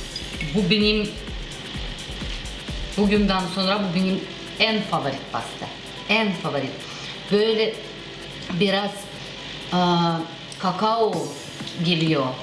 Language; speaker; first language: Turkish; non-native, learner; Russian